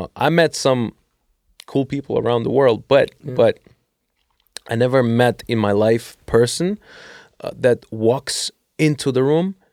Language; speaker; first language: English; non-native, fluent; Russian